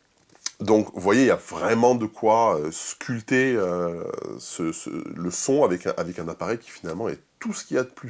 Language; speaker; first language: French; native; French